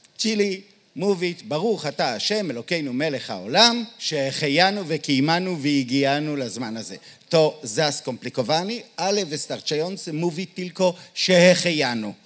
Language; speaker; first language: Polish; non-native, learner; Hebrew